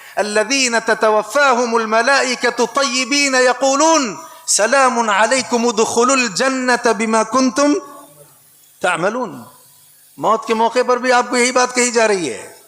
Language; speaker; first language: Urdu; native; Urdu